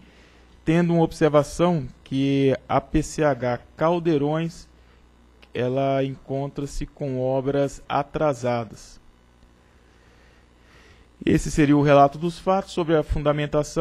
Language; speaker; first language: Portuguese; native; Portuguese